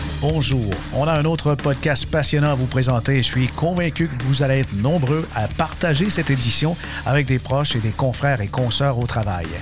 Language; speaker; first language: French; native; French